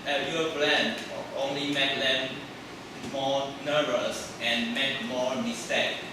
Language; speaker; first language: English; non-native, learner; Chinese